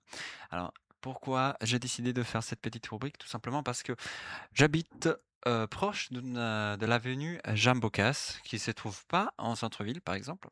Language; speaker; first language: French; native; French